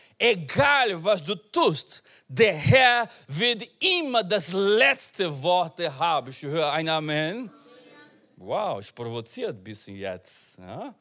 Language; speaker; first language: German; non-native, learner; Portuguese